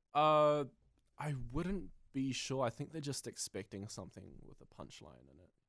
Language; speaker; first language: English; native; English